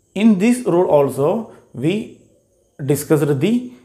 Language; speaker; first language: English; non-native, local second language; Malayalam